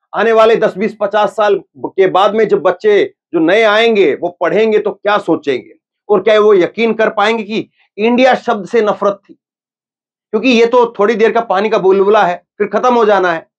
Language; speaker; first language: Hindi; native; Hindi